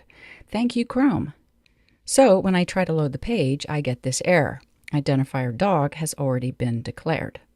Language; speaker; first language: English; native; English